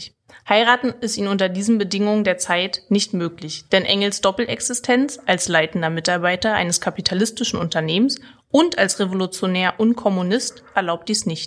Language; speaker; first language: German; native; German